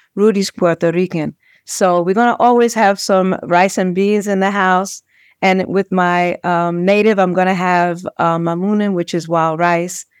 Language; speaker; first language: English; native; English